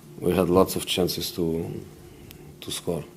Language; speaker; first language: English; non-native, fluent; Portuguese